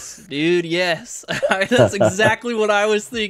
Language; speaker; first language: English; native; English